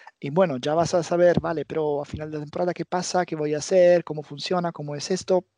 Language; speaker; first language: Spanish; non-native, fluent; Italian